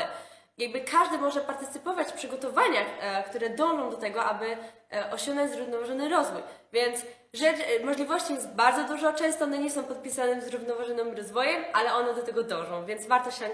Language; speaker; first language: Polish; native; Polish